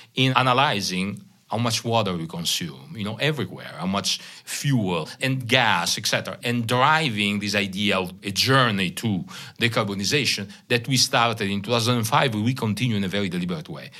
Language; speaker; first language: English; non-native, fluent; Italian